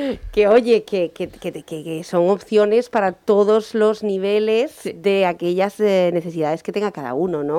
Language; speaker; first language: Spanish; native; Spanish